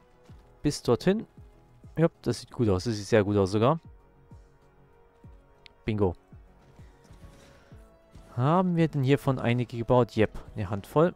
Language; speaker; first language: German; native; German